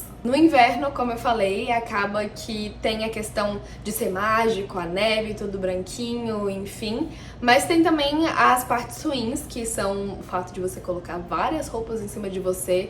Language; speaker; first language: Portuguese; native; Portuguese